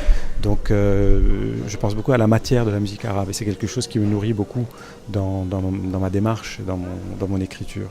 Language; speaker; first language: French; non-native, local second language; Arabic